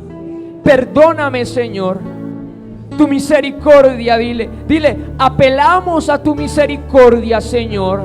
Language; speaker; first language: Spanish; native; Spanish